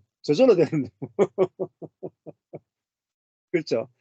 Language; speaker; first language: Korean; native; Korean